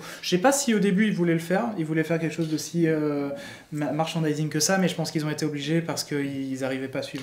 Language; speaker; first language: French; native; French